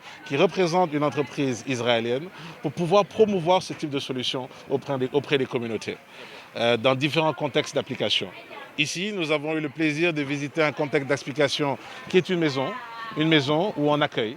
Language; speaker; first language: French; non-native, local second language; Wolof